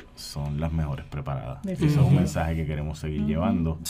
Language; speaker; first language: Spanish; native; Spanish